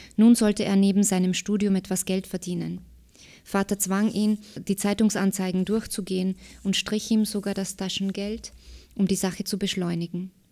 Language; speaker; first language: German; early bilingual, other home language; Slovak